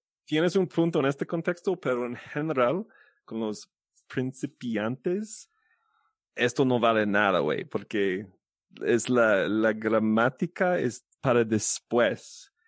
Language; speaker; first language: Spanish; non-native, fluent; English